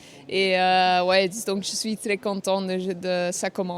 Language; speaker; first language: French; non-native, fluent; Dutch